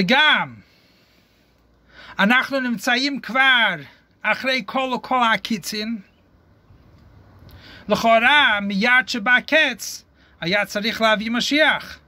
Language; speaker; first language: Hebrew; non-native, fluent; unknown